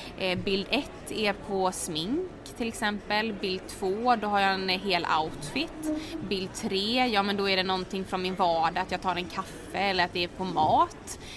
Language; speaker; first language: Swedish; native; Swedish